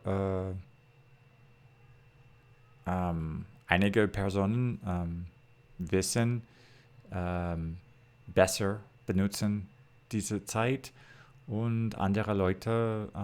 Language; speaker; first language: German; non-native, learner; English